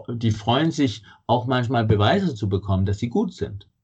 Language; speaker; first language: German; non-native, fluent; Danish